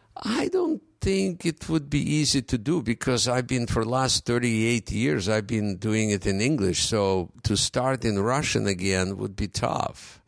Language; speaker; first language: English; non-native, fluent; Russian